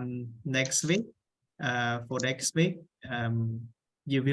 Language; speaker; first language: English; non-native, fluent; Khmer